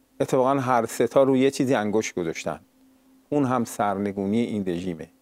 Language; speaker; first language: Persian; native; Persian